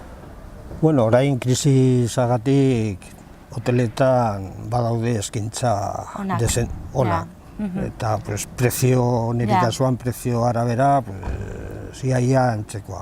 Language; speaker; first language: Basque; non-native, local second language; Spanish